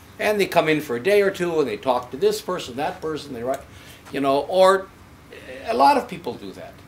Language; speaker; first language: English; native; English